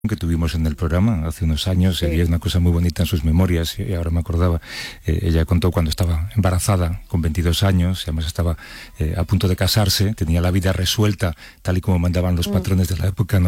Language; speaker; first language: Spanish; native; Spanish